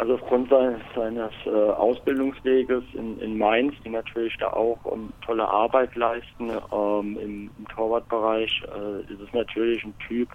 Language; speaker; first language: German; native; German